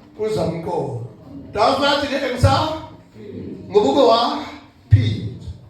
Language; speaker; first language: Zulu; non-native, local second language; Swati